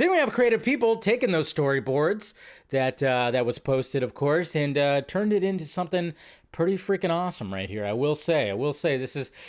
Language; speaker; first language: English; native; English